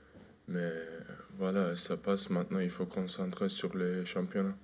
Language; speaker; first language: French; non-native, fluent; Turkish